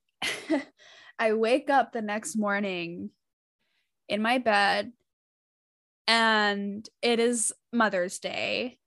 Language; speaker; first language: English; native; English